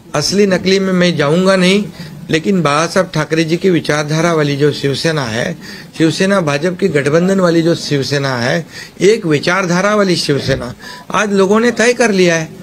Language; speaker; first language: Hindi; non-native, local second language; Marathi